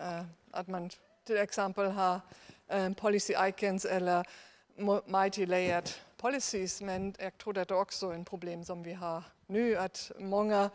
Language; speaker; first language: Swedish; non-native, fluent; German